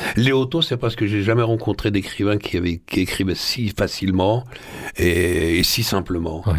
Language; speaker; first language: French; early bilingual, other home language; Arabic